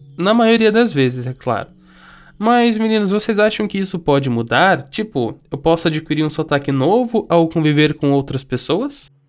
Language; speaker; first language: Portuguese; native; Portuguese